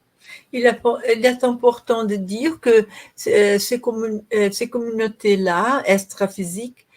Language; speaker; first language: French; non-native, learner; Portuguese